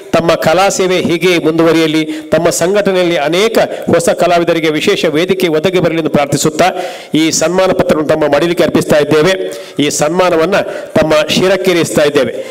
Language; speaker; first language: Kannada; non-native, local second language; Tulu